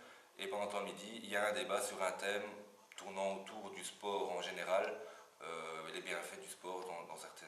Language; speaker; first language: French; native; French